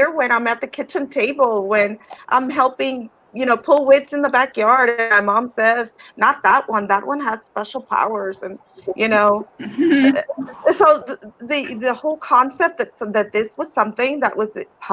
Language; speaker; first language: English; native; English